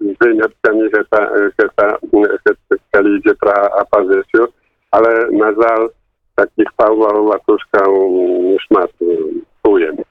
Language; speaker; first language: Polish; non-native, local second language; Belarusian